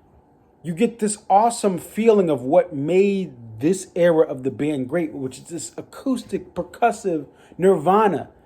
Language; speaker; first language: English; native; English